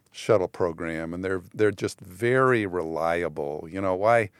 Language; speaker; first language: English; native; English